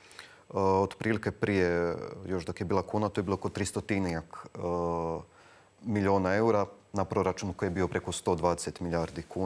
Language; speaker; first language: Croatian; native; Croatian